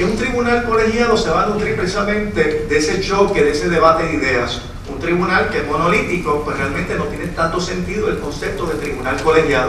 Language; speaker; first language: Spanish; native; Spanish